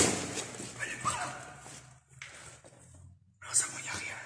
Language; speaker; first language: French; native; French